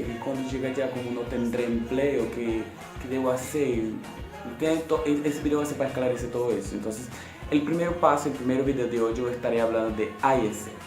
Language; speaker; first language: Spanish; non-native, local second language; Portuguese